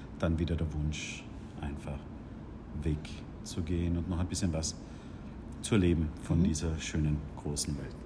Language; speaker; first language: German; native; German